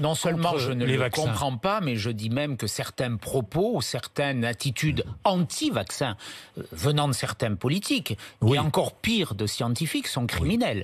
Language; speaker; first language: French; native; French